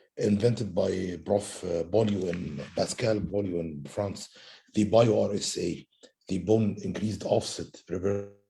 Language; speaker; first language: English; non-native, fluent; Arabic